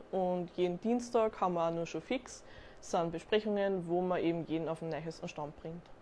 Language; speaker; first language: German; native; German